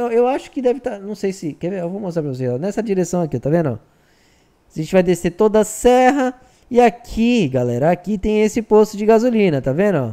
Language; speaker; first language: Portuguese; native; Portuguese